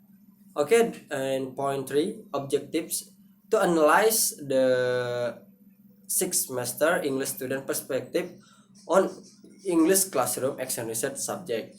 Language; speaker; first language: English; non-native, learner; Indonesian